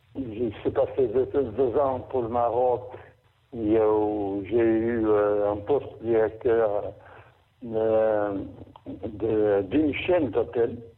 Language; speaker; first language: French; non-native, fluent; Portuguese